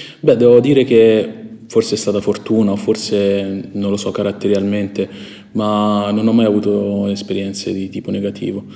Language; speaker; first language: Italian; early bilingual, other home language; Chinese